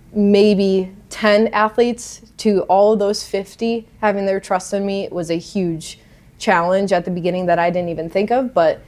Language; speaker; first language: English; native; English